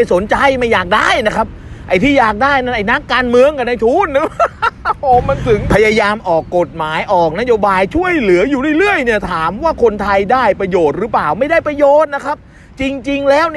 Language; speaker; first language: Thai; native; Thai